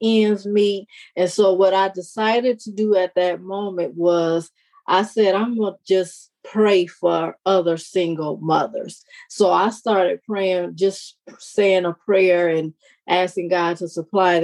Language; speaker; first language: English; native; English